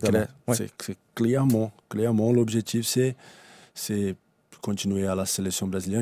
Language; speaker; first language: French; non-native, learner; Portuguese